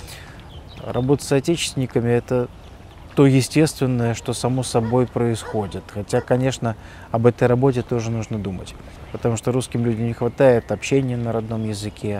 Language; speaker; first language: Russian; native; Russian